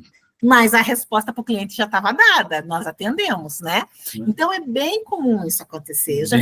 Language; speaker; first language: Portuguese; native; Portuguese